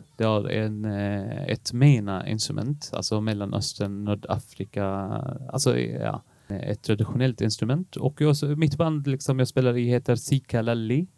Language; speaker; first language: Swedish; non-native, fluent; Arabic